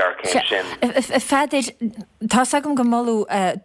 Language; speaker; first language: Irish; native; Irish